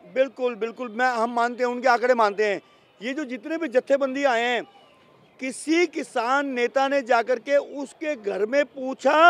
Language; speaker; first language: Hindi; native; Hindi